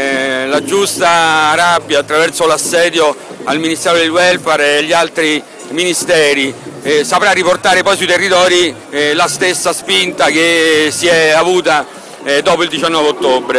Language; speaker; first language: Italian; native; Italian